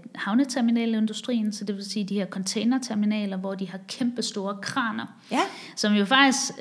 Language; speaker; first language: Danish; native; Danish